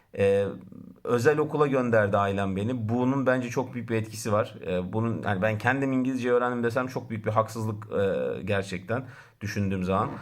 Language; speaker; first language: Turkish; native; Turkish